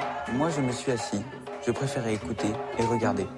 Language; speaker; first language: French; native; French